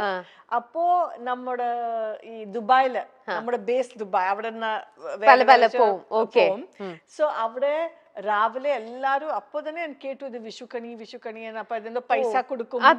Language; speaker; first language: Malayalam; non-native, fluent; Kannada